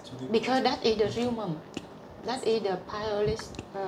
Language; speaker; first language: English; non-native, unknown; Vietnamese